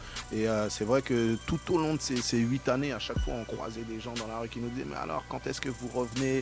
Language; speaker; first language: French; native; French